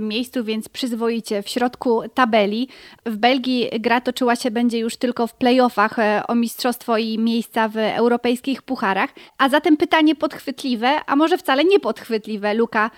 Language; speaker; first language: Polish; native; Polish